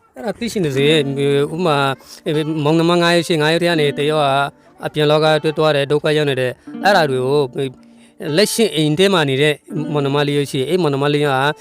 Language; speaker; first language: Burmese; non-native, local second language; Rohingya